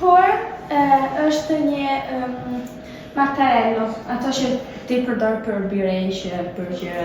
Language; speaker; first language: Albanian; early bilingual, heritage; Albanian